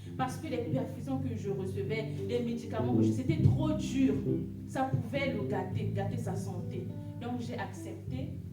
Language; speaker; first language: French; non-native, local second language; Lingala